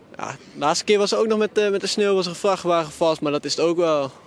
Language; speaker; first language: Dutch; native; Dutch